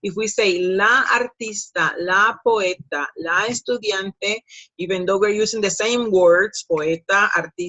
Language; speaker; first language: Spanish; non-native, fluent; English